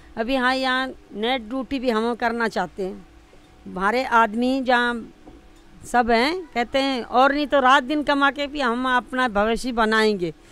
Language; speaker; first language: Urdu; non-native, local second language; Sindhi